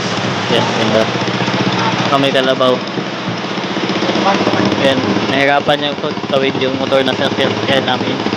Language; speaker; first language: Filipino; non-native, local second language; Cebuano